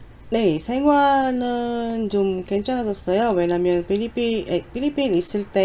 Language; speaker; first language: Korean; non-native, learner; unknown